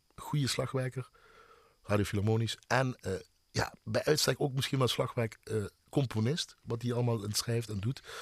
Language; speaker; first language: Dutch; native; Dutch